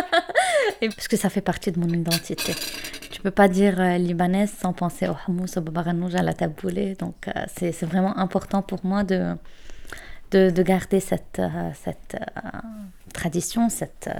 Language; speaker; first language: French; non-native, local second language; Arabic